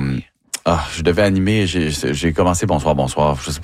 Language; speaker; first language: French; native; French